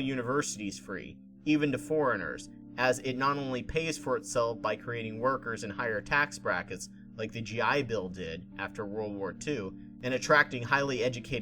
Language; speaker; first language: English; native; English